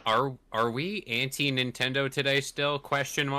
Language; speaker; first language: English; native; English